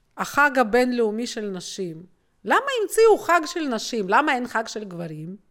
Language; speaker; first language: Hebrew; non-native, fluent; Russian